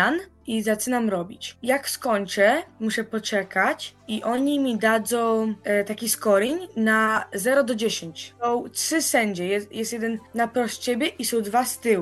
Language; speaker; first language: Polish; early bilingual, heritage; Polish